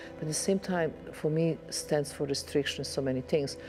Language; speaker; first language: English; non-native, fluent; Serbian